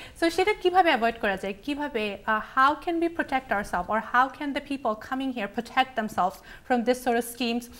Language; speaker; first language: English; early bilingual, other home language; Bangla